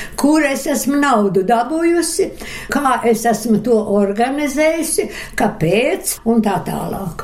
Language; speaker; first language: Latvian; early bilingual, other home language; Russian